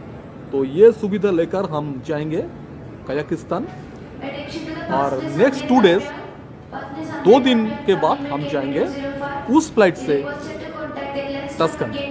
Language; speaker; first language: Hindi; non-native, local second language; Bangla